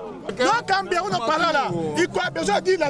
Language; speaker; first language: Italian; non-native, learner; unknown